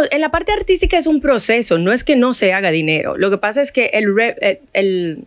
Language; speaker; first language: Spanish; non-native, fluent; Haitian Creole